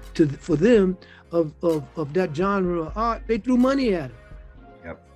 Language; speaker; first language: English; native; English